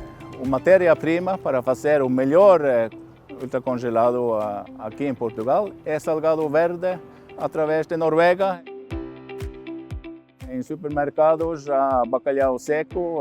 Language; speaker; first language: Portuguese; non-native, fluent; Norwegian